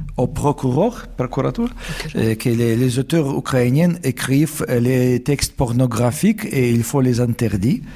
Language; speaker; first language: French; non-native, fluent; Russian